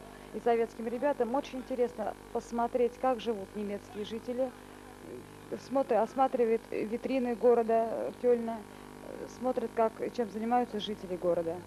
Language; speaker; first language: Russian; native; Russian